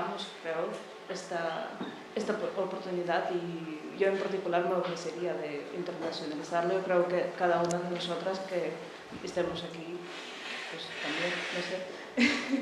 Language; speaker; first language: Spanish; non-native, fluent; Russian